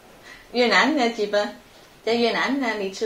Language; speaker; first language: Chinese; non-native, learner; Vietnamese